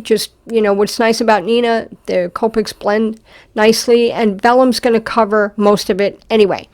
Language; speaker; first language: English; native; English